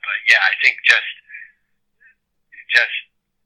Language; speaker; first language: English; native; English